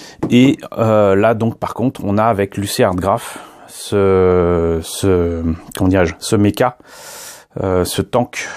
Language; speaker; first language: French; native; French